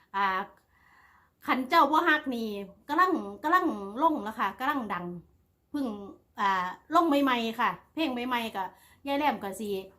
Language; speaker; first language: Thai; native; Thai